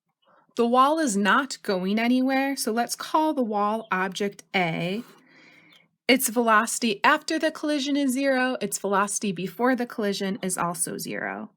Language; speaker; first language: English; native; English